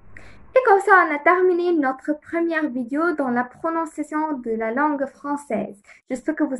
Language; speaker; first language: French; non-native, fluent; Arabic